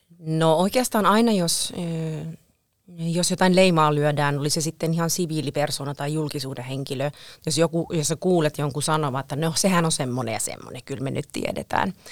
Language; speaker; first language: Finnish; native; Finnish